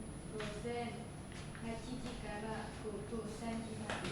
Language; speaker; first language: Japanese; non-native, learner; Indonesian